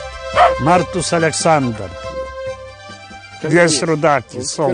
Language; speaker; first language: Polish; non-native, local second language; Belarusian